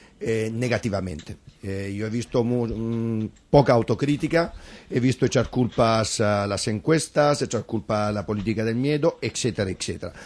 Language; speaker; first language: Spanish; non-native, fluent; Italian